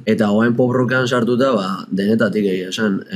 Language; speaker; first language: Basque; native; Basque